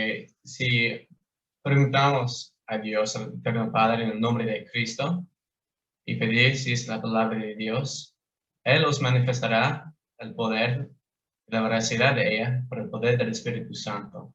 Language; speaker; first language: Spanish; non-native, fluent; English